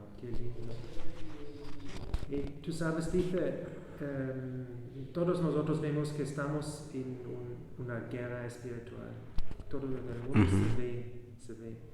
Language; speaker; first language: Spanish; non-native, fluent; German